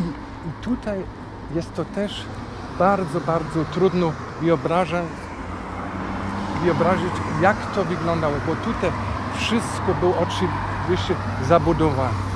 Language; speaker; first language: Polish; non-native, fluent; German